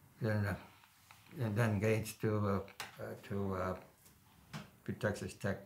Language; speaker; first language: English; non-native, learner; German